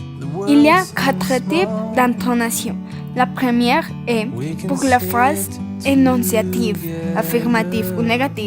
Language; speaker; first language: French; non-native, learner; Spanish